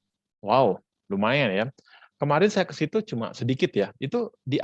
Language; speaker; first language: Indonesian; native; Indonesian